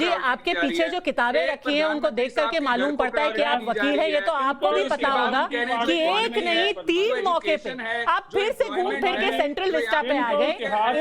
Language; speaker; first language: Hindi; native; Hindi